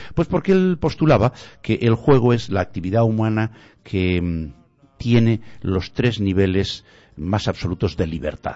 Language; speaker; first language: Spanish; non-native, local second language; Galician